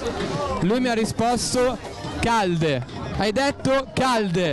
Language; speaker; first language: Italian; native; Italian